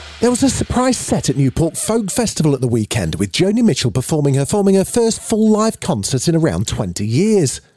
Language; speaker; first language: English; native; English